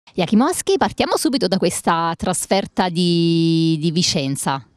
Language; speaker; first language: Italian; native; Italian